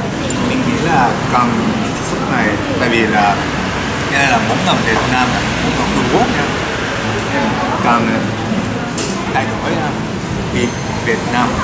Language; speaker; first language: Vietnamese; non-native, learner; Japanese